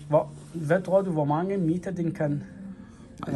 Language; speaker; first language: Danish; non-native, learner; Arabic